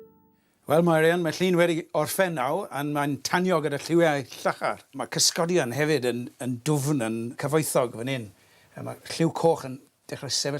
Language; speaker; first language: Welsh; native; Welsh